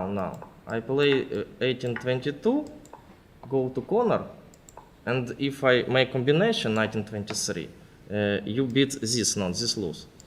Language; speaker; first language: English; non-native, learner; Russian